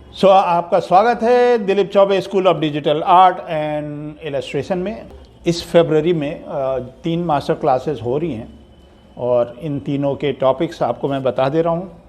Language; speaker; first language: Hindi; native; Hindi